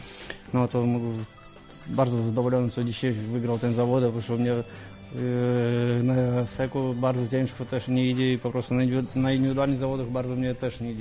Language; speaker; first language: Polish; non-native, learner; Russian